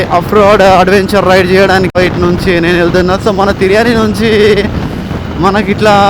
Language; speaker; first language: Telugu; non-native, local second language; Gondi